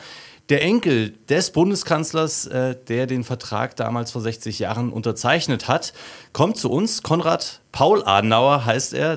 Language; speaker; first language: German; native; German